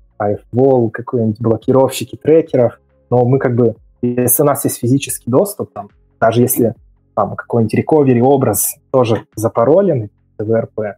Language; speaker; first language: Russian; native; Russian